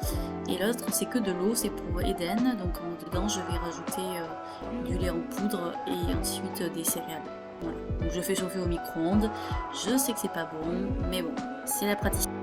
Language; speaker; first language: French; native; French